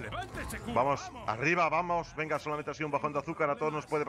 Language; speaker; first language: Spanish; native; Spanish